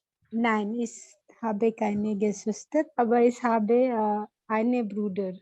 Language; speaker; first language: German; non-native, learner; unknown